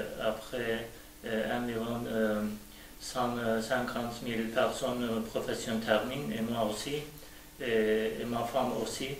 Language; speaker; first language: French; non-native, learner; Turkish